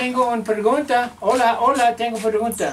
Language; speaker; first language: Spanish; non-native, learner; English